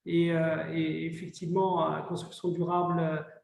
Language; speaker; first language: French; non-native, local second language; Arabic